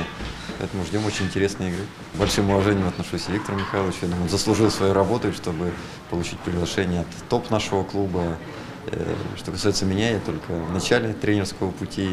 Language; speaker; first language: Russian; native; Russian